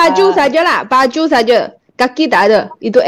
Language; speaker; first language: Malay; non-native, local second language; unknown